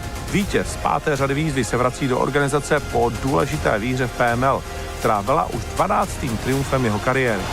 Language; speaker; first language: Czech; native; Czech